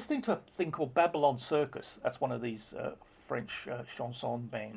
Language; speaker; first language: English; native; English